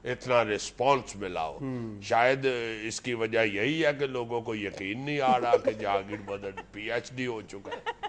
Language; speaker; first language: Urdu; native; Urdu